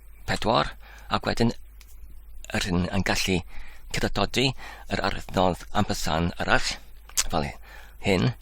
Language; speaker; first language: Welsh; non-native, learner; English